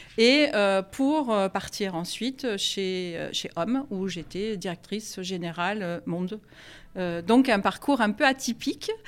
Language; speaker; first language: French; non-native, fluent; German